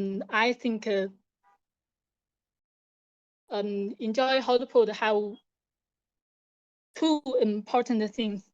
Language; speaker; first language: English; non-native, learner; Chinese